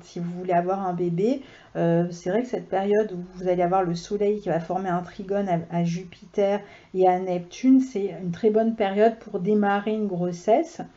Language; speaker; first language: French; native; French